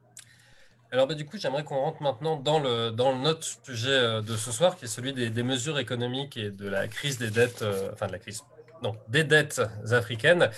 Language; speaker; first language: French; native; French